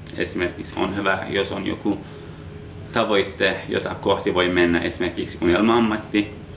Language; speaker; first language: Finnish; non-native, fluent; Persian